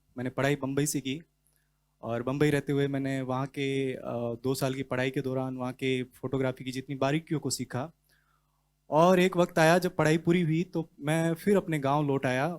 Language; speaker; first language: Hindi; native; Hindi